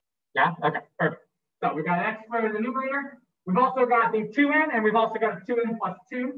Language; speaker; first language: English; native; English